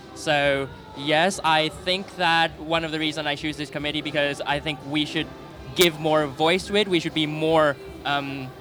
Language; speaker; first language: English; non-native, fluent; Thai